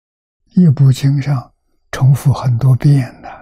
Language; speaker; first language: Chinese; native; Chinese